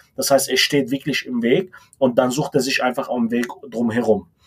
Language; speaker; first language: German; non-native, fluent; Arabic